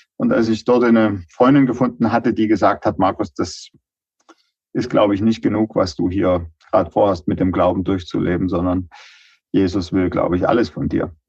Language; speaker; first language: German; native; German